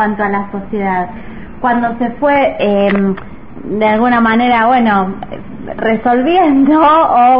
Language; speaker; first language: Spanish; native; Spanish